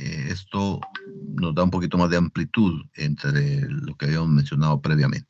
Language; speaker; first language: Spanish; native; Spanish